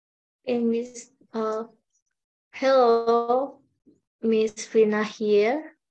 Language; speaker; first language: English; non-native, learner; Indonesian